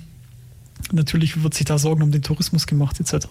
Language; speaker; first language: German; native; German